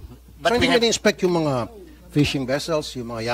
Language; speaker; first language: Filipino; native; Filipino